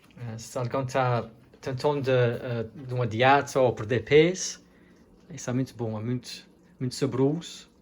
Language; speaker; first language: Portuguese; early bilingual, heritage; Portuguese